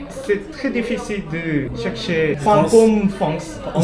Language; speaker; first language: French; non-native, learner; Korean